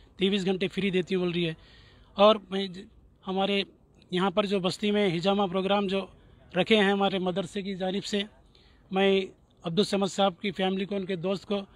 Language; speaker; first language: Hindi; non-native, local second language; Urdu